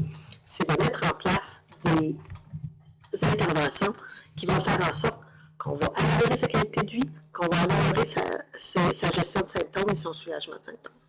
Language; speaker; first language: French; native; French